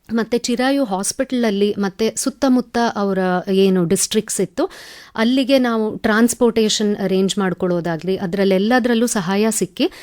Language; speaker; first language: Kannada; non-native, local second language; Tamil